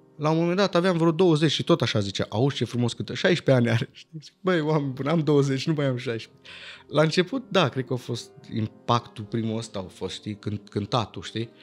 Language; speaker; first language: Romanian; early bilingual, heritage; Romanian